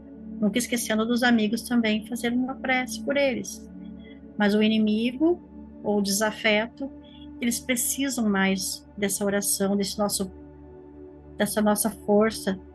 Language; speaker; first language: Portuguese; native; Portuguese